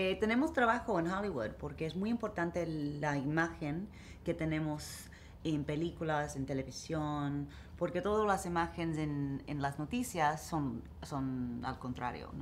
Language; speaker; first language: Spanish; early bilingual, heritage; English